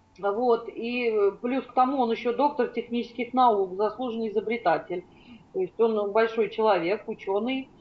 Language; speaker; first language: Russian; native; Russian